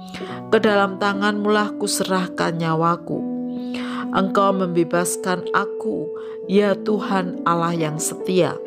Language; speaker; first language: Indonesian; native; Indonesian